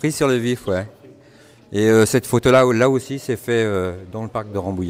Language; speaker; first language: French; native; French